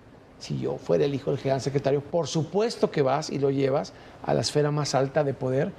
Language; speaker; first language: Spanish; native; Spanish